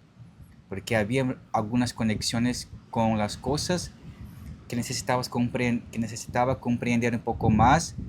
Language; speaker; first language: Spanish; non-native, learner; Portuguese